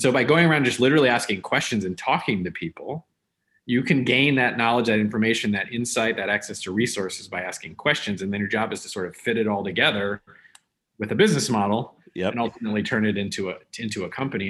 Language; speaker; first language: English; native; English